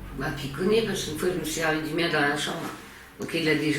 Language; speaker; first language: French; native; French